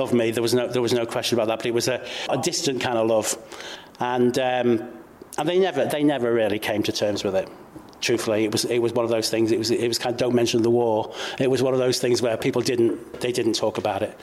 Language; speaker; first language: English; native; English